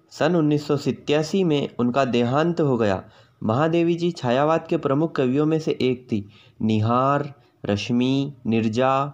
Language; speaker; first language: Hindi; native; Hindi